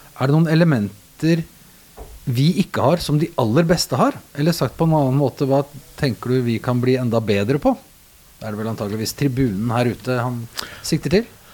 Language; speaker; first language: Norwegian; native; Norwegian